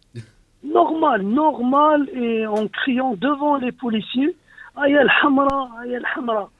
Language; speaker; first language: French; non-native, local second language; Arabic